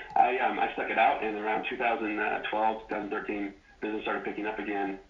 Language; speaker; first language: English; native; English